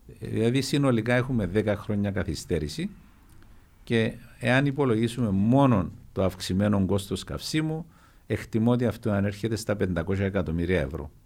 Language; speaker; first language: Greek; native; Greek